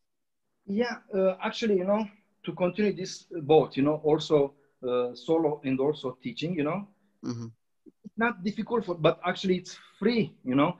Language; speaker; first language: English; non-native, learner; Romanian